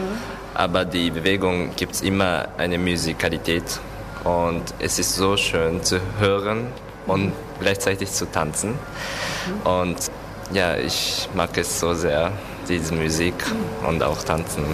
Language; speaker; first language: German; non-native, learner; Japanese